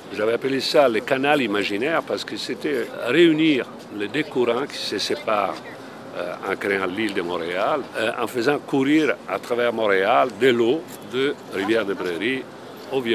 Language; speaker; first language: French; non-native, fluent; Italian